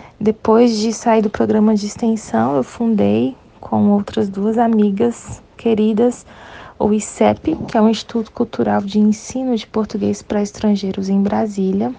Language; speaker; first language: Portuguese; native; Portuguese